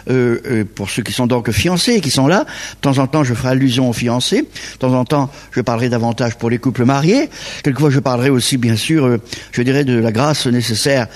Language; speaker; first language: French; native; French